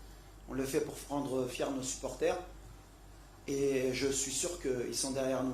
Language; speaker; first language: French; native; French